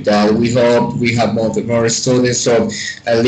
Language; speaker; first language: English; non-native, fluent; Spanish